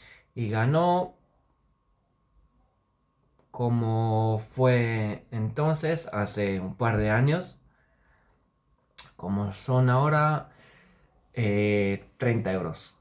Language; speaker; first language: Spanish; non-native, fluent; Romanian